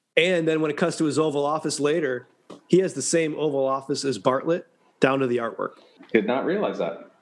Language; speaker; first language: English; native; English